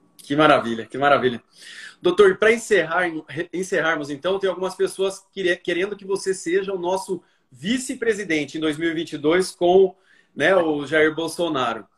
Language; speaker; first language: Portuguese; native; Portuguese